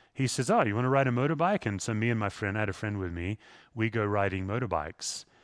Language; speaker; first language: English; native; English